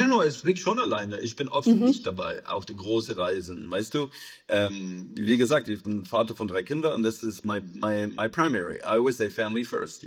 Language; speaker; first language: German; non-native, fluent; English